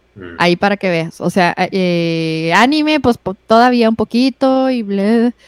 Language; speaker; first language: Spanish; native; Spanish